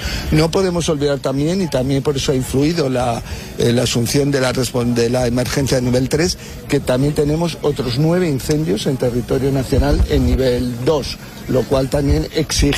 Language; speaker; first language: Spanish; native; Spanish